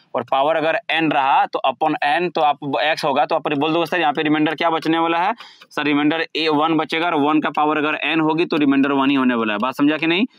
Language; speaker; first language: Hindi; native; Hindi